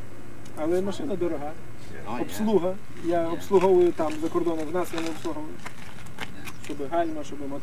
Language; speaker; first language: Ukrainian; native; Ukrainian